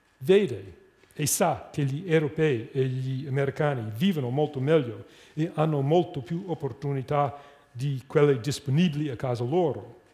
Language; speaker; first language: Italian; non-native, fluent; English